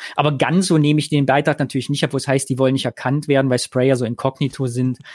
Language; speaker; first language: German; native; German